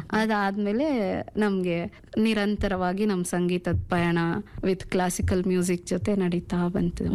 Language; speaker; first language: Kannada; non-native, local second language; Urdu